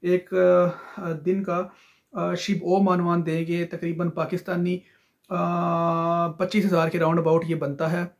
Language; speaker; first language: Urdu; non-native, local second language; Punjabi